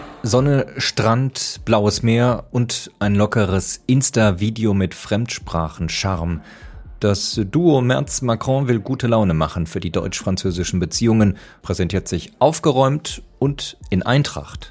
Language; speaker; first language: German; native; German